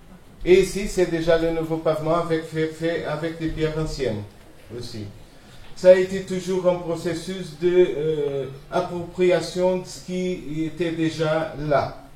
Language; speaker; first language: French; non-native, fluent; Portuguese